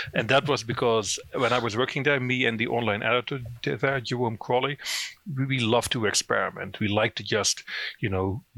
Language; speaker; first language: English; non-native, fluent; Dutch